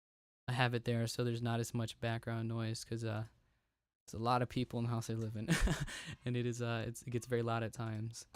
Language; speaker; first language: English; native; English